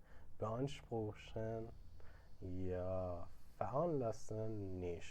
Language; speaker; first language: German; non-native, fluent; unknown